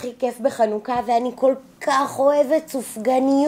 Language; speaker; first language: Hebrew; native; Hebrew